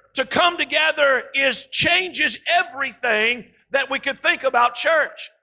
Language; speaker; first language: English; native; English